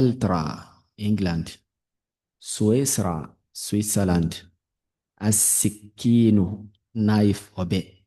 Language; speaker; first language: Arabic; non-native, fluent; Yoruba